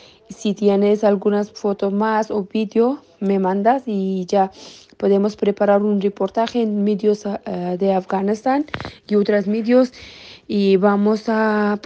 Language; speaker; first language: Spanish; non-native, learner; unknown